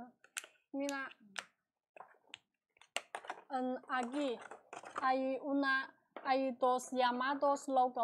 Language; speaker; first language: Spanish; non-native, learner; Chinese